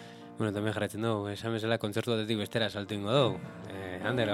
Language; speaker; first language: Basque; native; Basque